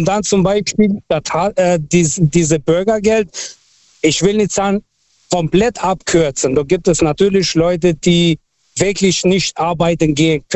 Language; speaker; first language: German; non-native, fluent; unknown